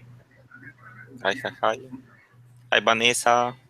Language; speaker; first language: English; non-native, learner; Spanish